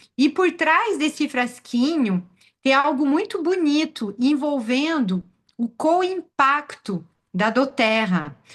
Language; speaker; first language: Portuguese; non-native, fluent; French